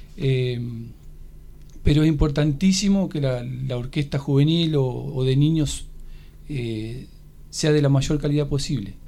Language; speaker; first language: Spanish; native; Spanish